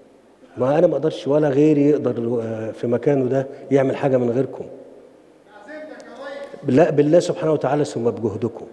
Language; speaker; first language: Arabic; native; Arabic